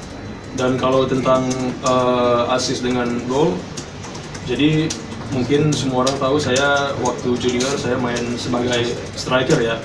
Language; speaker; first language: Indonesian; early bilingual, heritage; Indonesian